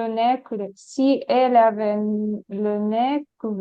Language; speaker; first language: French; non-native, learner; Ukrainian